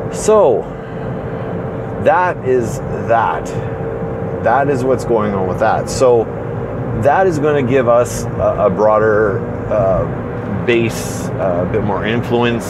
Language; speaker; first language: English; native; English